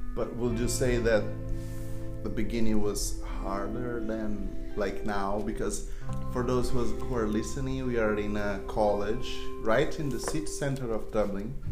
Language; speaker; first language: English; non-native, fluent; Portuguese